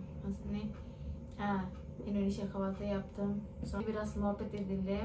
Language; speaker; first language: Turkish; non-native, learner; Indonesian